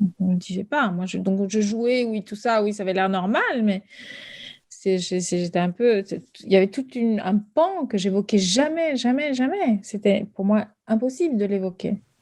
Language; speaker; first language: French; early bilingual, other home language; Spanish